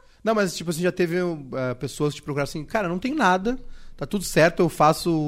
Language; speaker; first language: Portuguese; native; Portuguese